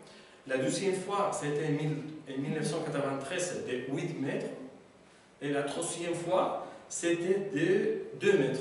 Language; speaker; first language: French; non-native, learner; Spanish